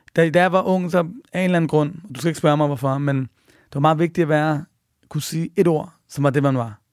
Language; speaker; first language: Danish; early bilingual, other home language; Persian